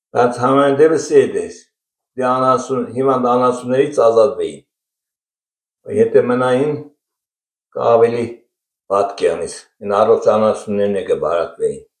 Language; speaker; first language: Armenian; native; Armenian